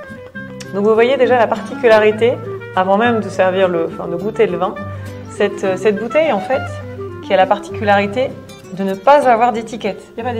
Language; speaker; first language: French; native; French